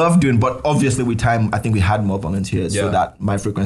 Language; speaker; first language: English; non-native, local second language; Yoruba